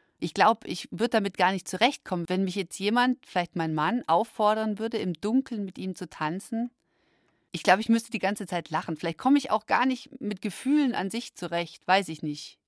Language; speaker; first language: German; native; German